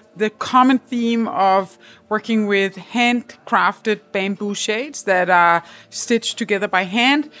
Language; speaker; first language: English; non-native, fluent; Danish